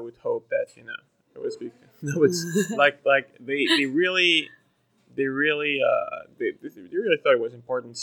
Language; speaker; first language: English; non-native, fluent; French